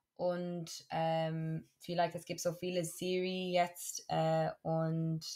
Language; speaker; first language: German; non-native, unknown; English